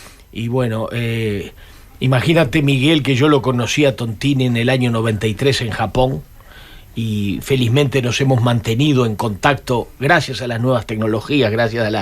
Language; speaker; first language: Spanish; native; Spanish